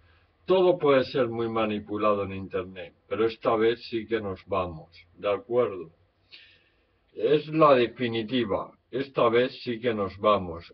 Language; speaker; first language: Spanish; native; Spanish